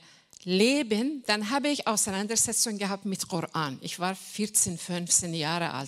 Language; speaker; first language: German; non-native, learner; Persian